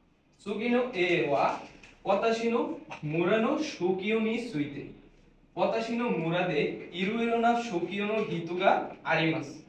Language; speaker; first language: Japanese; non-native, learner; Bangla